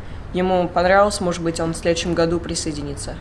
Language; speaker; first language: Russian; early bilingual, heritage; Russian